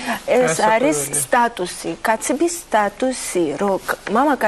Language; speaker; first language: Georgian; non-native, learner; Russian